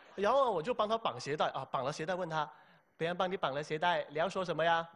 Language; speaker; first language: Chinese; native; Chinese